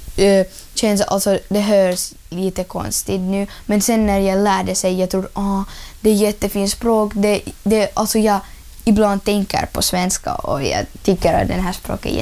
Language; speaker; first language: Swedish; non-native, learner; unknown